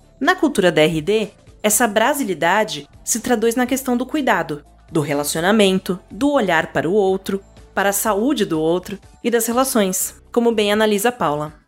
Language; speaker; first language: Portuguese; native; Portuguese